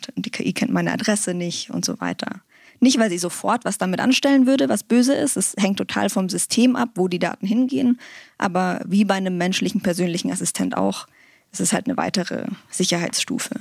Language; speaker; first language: German; native; German